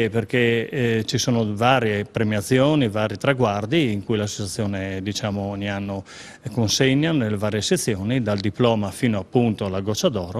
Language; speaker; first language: Italian; native; Italian